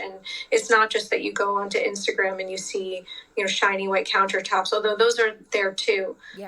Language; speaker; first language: English; native; English